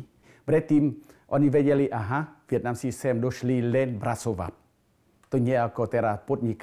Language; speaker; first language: Slovak; non-native, learner; Vietnamese